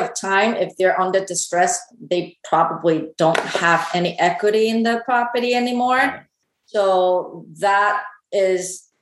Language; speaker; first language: English; non-native, fluent; Chinese